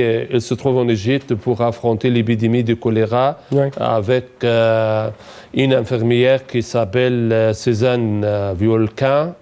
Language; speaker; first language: French; non-native, fluent; Arabic